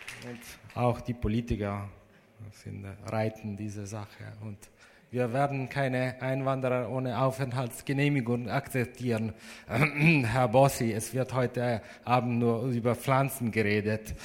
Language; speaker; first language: German; non-native, fluent; Italian